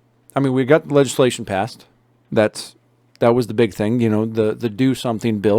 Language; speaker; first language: English; native; English